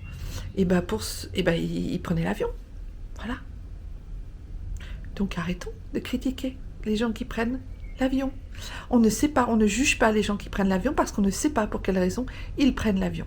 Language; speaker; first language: French; native; French